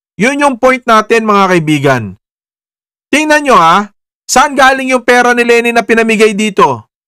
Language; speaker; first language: Filipino; native; Filipino